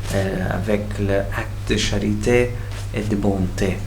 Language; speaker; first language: French; non-native, fluent; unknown